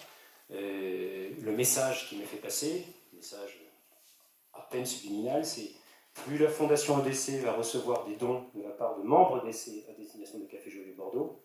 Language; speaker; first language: French; native; French